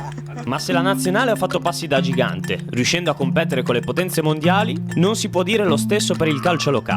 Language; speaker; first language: Italian; native; Italian